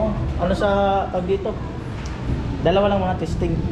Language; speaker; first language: Filipino; native; Filipino